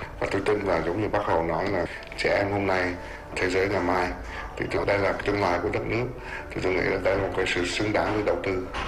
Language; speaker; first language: Vietnamese; early bilingual, heritage; Vietnamese